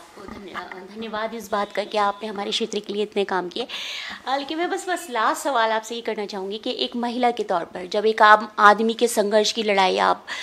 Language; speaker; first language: Hindi; native; Hindi